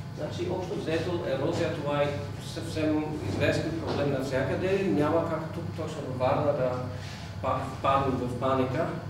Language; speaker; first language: Bulgarian; non-native, fluent; German